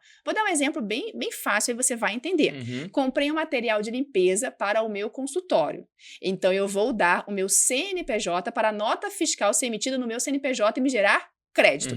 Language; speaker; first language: Portuguese; native; Portuguese